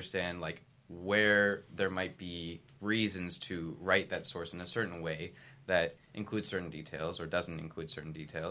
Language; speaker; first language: English; native; English